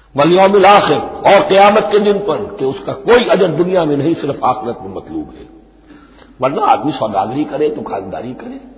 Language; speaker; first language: Urdu; native; Urdu